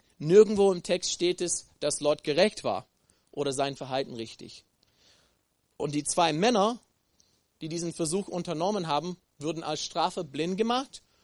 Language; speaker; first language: German; non-native, fluent; English